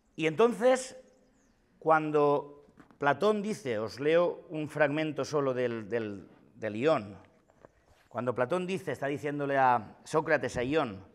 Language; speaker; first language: Spanish; non-native, local second language; Catalan